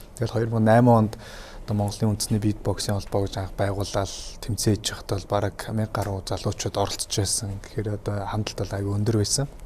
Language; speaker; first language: Mongolian; native; Mongolian